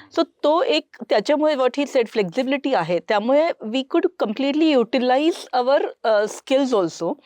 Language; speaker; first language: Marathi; non-native, local second language; Marwari